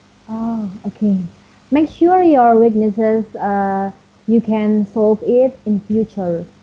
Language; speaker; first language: English; non-native, learner; Indonesian